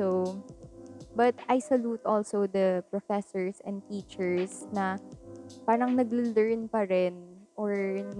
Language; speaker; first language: English; non-native, local second language; Filipino